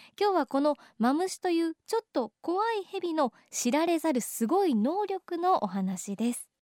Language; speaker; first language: Japanese; native; Japanese